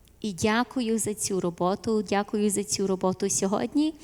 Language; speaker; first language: Ukrainian; early bilingual, heritage; Ukrainian